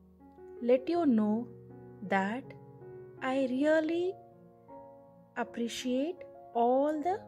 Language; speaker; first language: English; non-native, local second language; Kannada